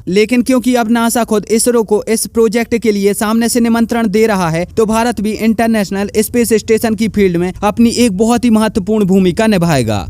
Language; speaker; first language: Hindi; native; Hindi